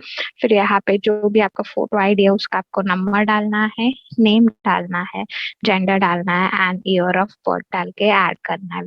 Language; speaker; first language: Hindi; native; Hindi